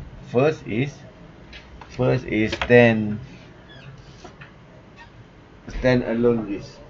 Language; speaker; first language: English; non-native, local second language; Malay